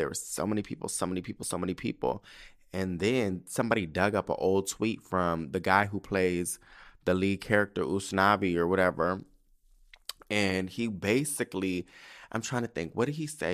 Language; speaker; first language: English; native; English